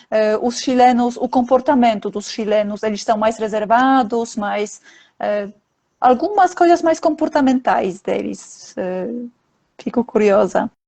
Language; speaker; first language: Portuguese; non-native, fluent; Polish